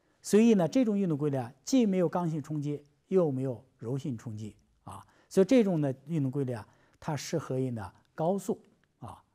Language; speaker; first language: Chinese; native; Chinese